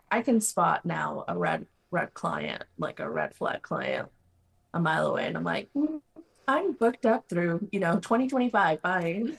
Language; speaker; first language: English; non-native, fluent; Spanish